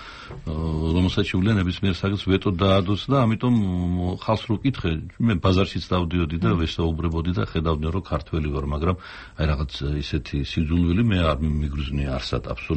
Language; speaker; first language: Georgian; native; Georgian